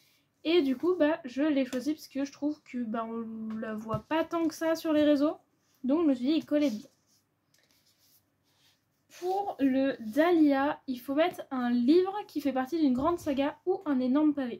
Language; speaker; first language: French; native; French